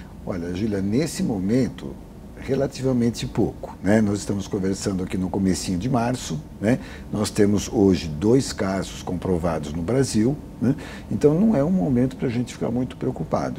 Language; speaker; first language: Portuguese; native; Portuguese